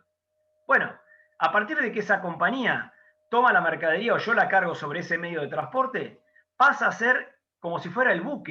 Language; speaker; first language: Spanish; native; Spanish